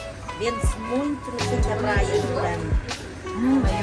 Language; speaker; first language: Portuguese; native; Portuguese